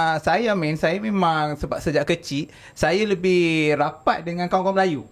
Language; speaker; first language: Malay; non-native, local second language; Tamil